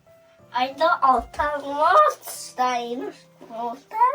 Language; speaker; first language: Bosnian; early bilingual, heritage; Serbian